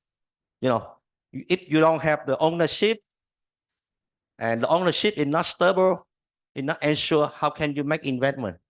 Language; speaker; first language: English; non-native, learner; Vietnamese